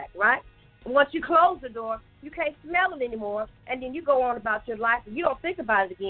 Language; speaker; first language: English; native; English